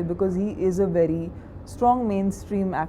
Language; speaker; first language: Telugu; non-native, local second language; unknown